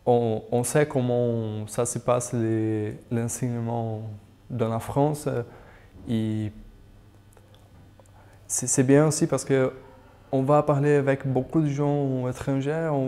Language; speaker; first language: French; non-native, fluent; Portuguese